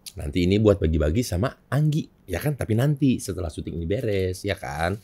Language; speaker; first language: Indonesian; native; Indonesian